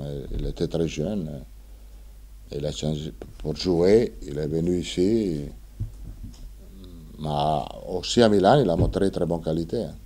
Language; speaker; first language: French; non-native, fluent; Italian